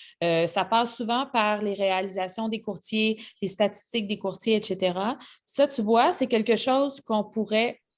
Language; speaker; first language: French; native; French